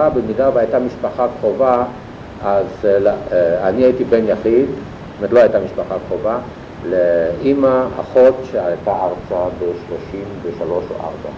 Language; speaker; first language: Hebrew; non-native, fluent; German